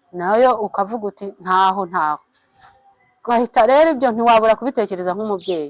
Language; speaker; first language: Kinyarwanda; native; Kinyarwanda